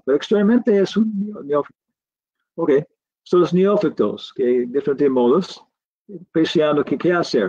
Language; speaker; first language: Spanish; non-native, learner; English